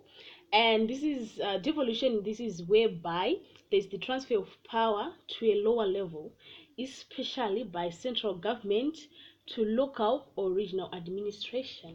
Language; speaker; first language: English; non-native, local second language; Shona